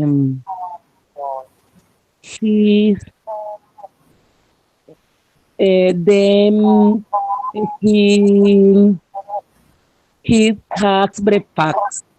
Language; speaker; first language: English; non-native, learner; Spanish